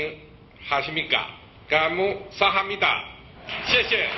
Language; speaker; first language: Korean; non-native, learner; Chinese